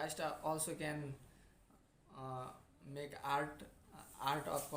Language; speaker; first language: English; non-native, learner; Nepali